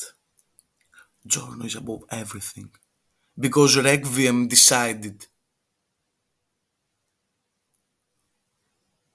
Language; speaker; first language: English; non-native, fluent; Greek